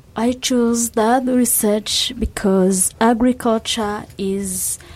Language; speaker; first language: English; non-native, local second language; Kinyarwanda